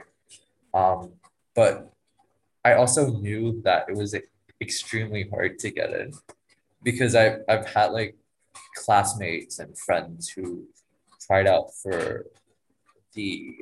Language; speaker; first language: English; non-native, fluent; Vietnamese